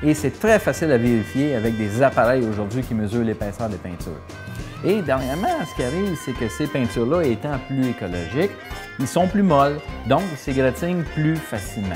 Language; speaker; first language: French; native; French